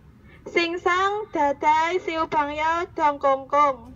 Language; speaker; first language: Chinese; non-native, learner; Indonesian